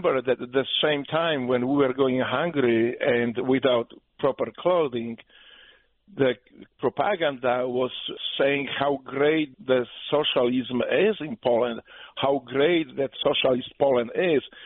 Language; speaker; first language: English; non-native, fluent; Polish